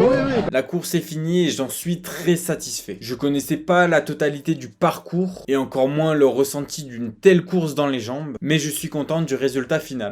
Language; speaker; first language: French; native; French